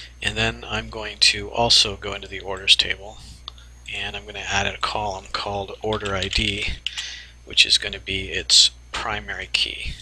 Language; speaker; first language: English; native; English